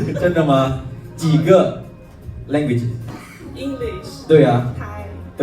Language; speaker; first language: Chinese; non-native, learner; Thai